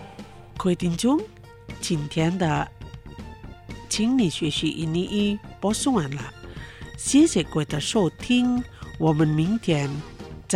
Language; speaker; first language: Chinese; non-native, fluent; Indonesian